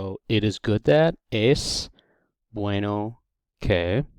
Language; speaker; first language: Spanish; non-native, fluent; English